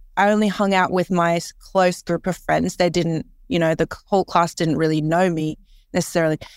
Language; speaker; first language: English; early bilingual, other home language; Korean